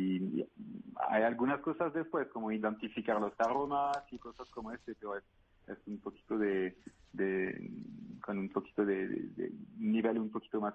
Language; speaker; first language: Spanish; non-native, fluent; French